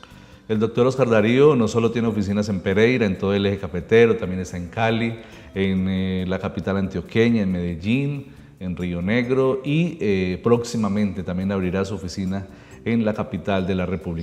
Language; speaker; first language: Spanish; native; Spanish